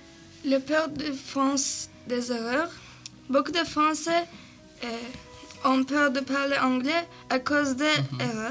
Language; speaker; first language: French; non-native, learner; Turkish